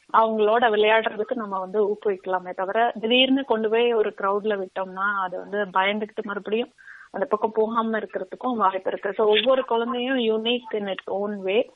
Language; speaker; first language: Tamil; native; Tamil